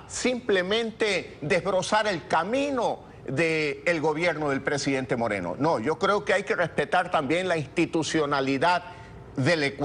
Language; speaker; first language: Spanish; native; Spanish